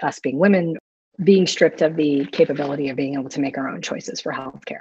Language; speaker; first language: English; native; English